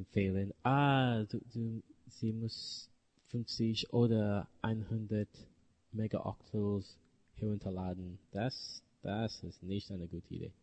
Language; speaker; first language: German; non-native, learner; English